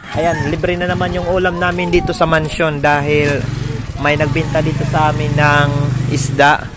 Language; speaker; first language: Filipino; non-native, local second language; Waray